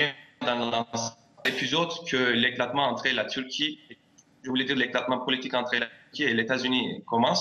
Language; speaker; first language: French; non-native, fluent; Turkish